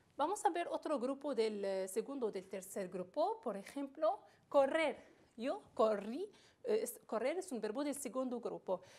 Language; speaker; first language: Spanish; non-native, fluent; Arabic